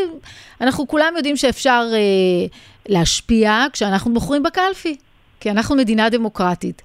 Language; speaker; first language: Hebrew; native; Hebrew